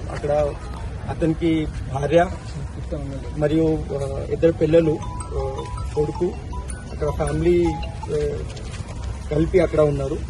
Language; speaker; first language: Telugu; non-native, local second language; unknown